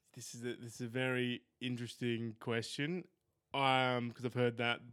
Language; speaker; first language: English; native; English